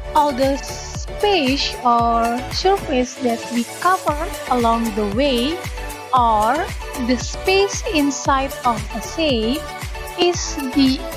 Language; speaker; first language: English; non-native, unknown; Indonesian